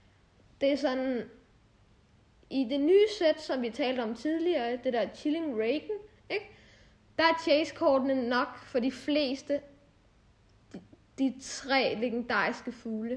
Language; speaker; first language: Danish; native; Danish